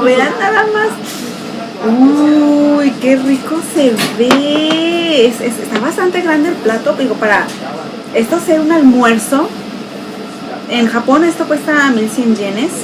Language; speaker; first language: Spanish; native; Spanish